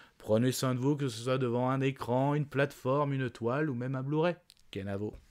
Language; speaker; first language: French; native; French